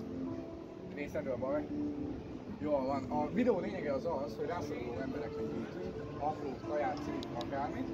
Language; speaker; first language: Hungarian; native; Hungarian